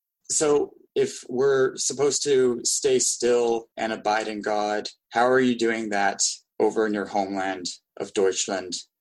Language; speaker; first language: English; native; English